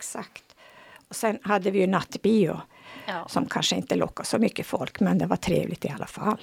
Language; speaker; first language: Swedish; native; Swedish